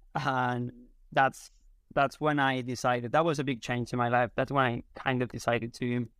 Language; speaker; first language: English; non-native, fluent; Spanish